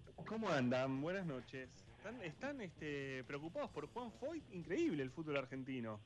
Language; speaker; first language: Spanish; native; Spanish